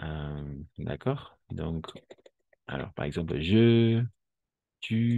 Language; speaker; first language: French; non-native, fluent; Spanish